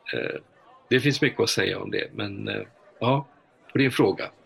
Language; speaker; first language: Swedish; early bilingual, heritage; Swedish